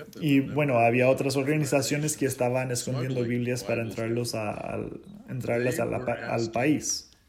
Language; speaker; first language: Spanish; non-native, fluent; English